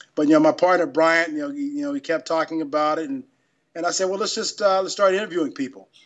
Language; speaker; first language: English; native; English